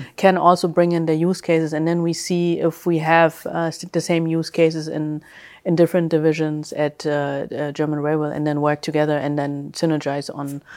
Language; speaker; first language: English; early bilingual, other home language; German